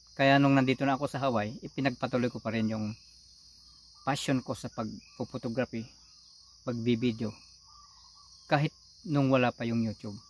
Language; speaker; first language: Filipino; non-native, local second language; Iloko